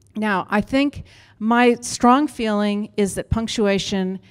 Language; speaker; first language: English; native; English